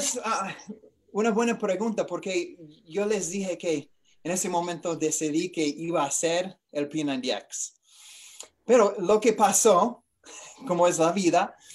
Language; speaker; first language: Spanish; non-native, learner; English